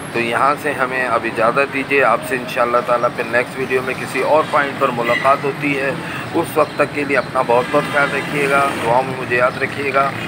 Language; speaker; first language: Urdu; native; Urdu